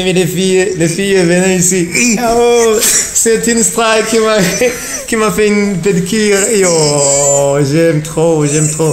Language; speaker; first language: French; non-native, learner; Rundi